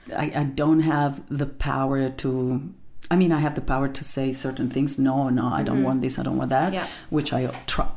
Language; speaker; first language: English; non-native, fluent; Italian